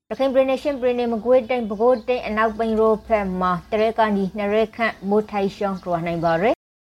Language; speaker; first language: Burmese; native; Burmese